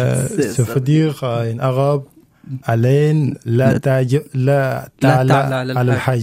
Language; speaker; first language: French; non-native, learner; Arabic